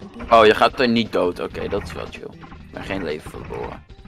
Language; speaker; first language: Dutch; native; Dutch